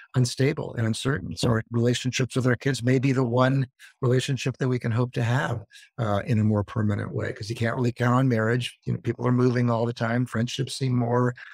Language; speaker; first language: English; native; English